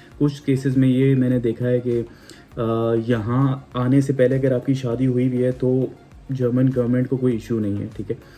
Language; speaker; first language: Urdu; non-native, local second language; Punjabi